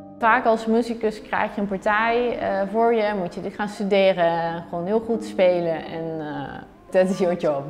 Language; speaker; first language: Dutch; non-native, fluent; Italian